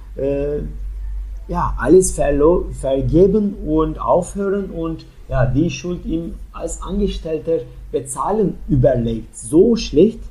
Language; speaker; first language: German; non-native, fluent; Turkish